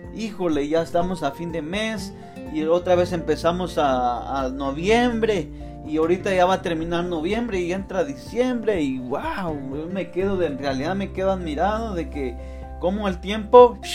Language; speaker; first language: Spanish; native; Spanish